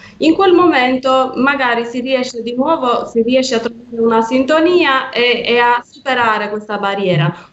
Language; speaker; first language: Italian; non-native, fluent; Albanian